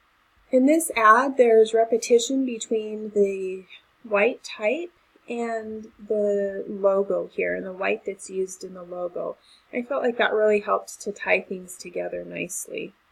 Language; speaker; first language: English; native; English